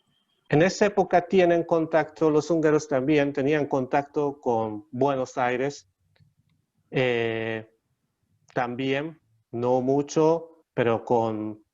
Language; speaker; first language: Spanish; non-native, learner; Hungarian